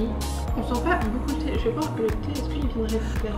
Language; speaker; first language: French; native; French